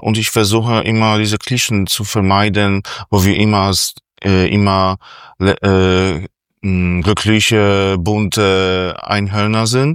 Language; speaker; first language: German; non-native, fluent; Polish